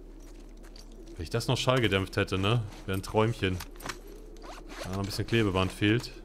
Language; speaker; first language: German; native; German